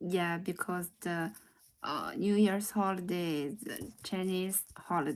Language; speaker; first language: English; non-native, learner; Chinese